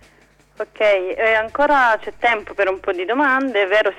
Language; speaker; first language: Italian; native; Italian